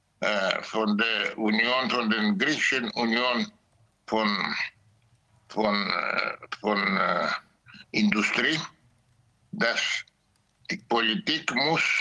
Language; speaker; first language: German; non-native, learner; Greek